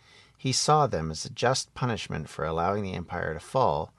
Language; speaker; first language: English; native; English